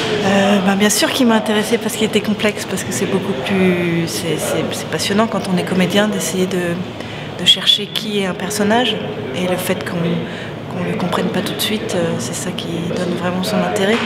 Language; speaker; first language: French; native; French